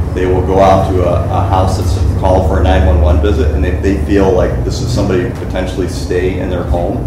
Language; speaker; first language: English; native; English